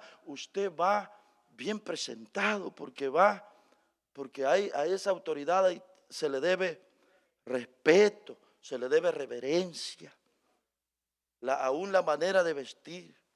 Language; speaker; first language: Spanish; native; Spanish